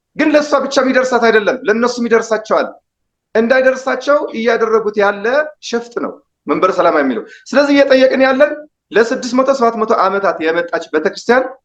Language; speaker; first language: Amharic; non-native, local second language; Tigrinya